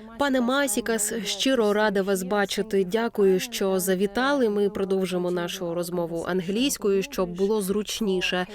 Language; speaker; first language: Ukrainian; native; Ukrainian